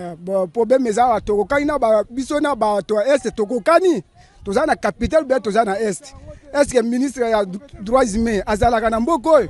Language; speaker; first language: Lingala; native; Lingala